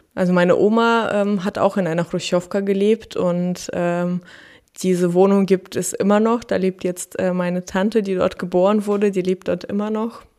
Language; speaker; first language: German; early bilingual, other home language; Russian